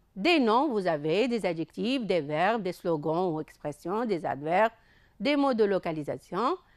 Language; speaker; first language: French; non-native, local second language; Arabic